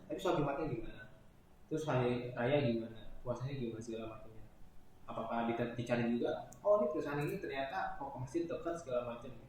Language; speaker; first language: Indonesian; native; Indonesian